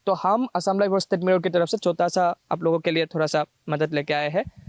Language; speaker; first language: Hindi; non-native, local second language; Assamese